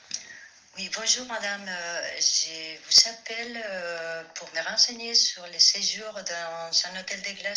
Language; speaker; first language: French; non-native, fluent; Spanish